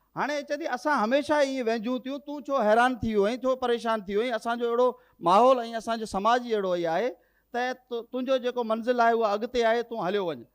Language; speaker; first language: Sindhi; native; Sindhi